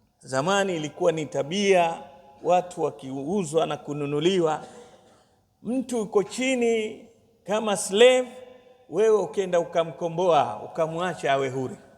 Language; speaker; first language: Swahili; native; Swahili